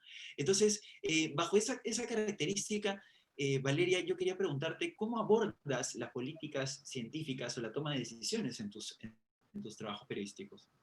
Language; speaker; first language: Spanish; native; Spanish